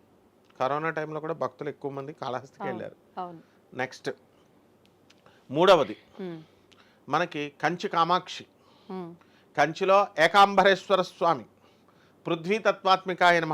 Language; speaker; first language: Telugu; native; Telugu